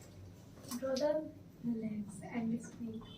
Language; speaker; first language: English; non-native, learner; Hindi